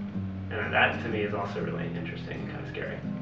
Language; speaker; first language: English; native; English